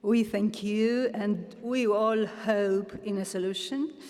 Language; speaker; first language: English; non-native, fluent; Romanian